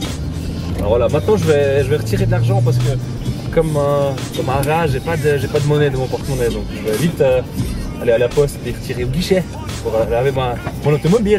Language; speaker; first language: French; native; French